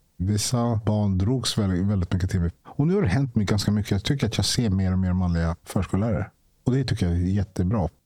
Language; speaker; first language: Swedish; early bilingual, other home language; Ganda